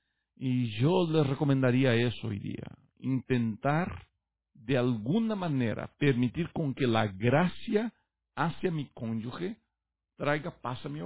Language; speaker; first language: Spanish; native; Spanish